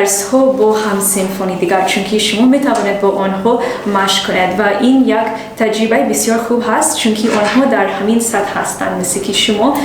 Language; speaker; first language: Persian; non-native, learner; English